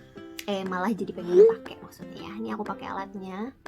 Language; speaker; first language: Indonesian; native; Indonesian